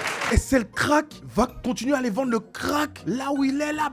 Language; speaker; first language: French; native; French